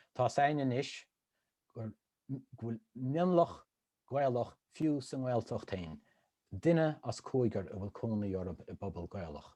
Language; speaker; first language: Irish; native; Irish